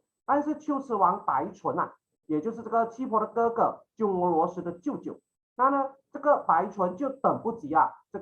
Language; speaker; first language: Chinese; native; Chinese